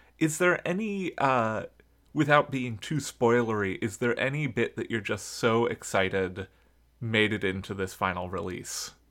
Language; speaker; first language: English; native; English